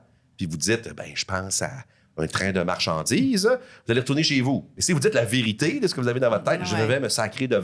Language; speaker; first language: French; native; French